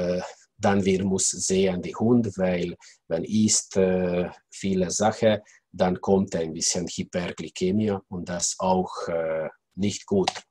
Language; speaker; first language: German; non-native, learner; Hungarian